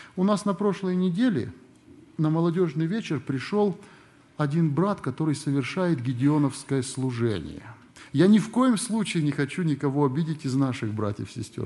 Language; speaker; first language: Russian; native; Russian